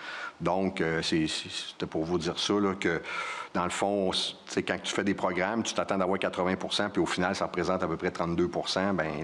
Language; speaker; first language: French; native; French